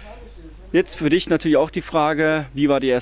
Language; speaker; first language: German; native; German